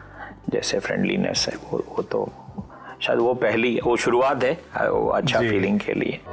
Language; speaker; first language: Hindi; non-native, local second language; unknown